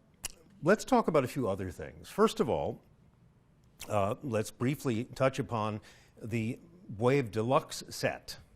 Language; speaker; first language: English; native; English